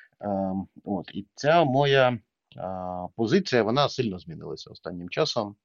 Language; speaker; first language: Ukrainian; non-native, local second language; Russian